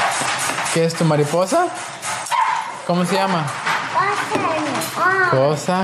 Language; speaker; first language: Spanish; early bilingual, heritage; English